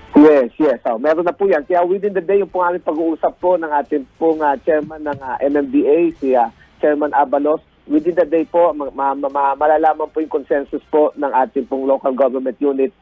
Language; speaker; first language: Filipino; native; Filipino